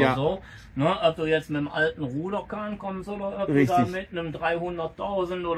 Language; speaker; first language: German; native; German